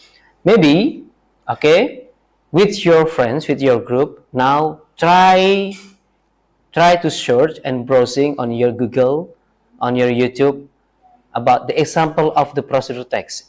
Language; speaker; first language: English; non-native, learner; Indonesian